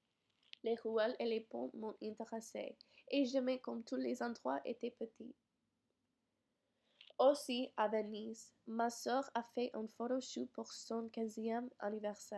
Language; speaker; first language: French; non-native, learner; English